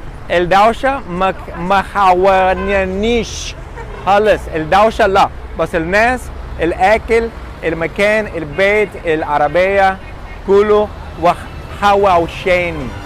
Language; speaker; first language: Arabic; non-native, learner; English